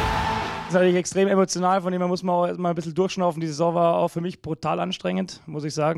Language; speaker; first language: German; native; German